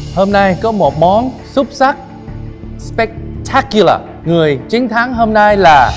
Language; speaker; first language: Vietnamese; early bilingual, heritage; English